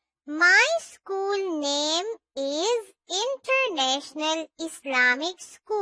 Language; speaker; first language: English; non-native, learner; Urdu